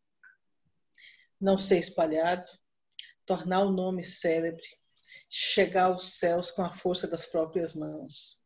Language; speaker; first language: Portuguese; native; Portuguese